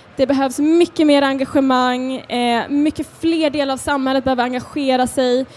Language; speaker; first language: Swedish; native; Swedish